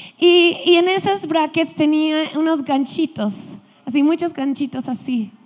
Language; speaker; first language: Spanish; non-native, fluent; English